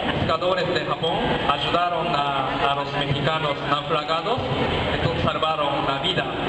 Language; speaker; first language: Spanish; non-native, learner; Japanese